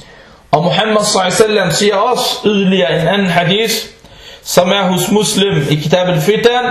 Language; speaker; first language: Danish; non-native, fluent; Arabic